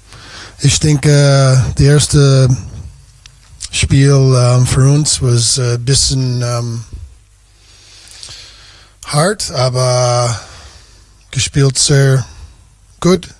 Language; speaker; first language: German; non-native, learner; English